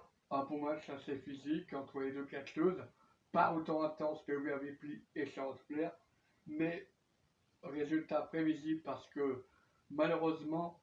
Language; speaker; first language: French; native; French